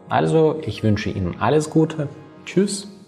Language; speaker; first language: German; non-native, fluent; Ukrainian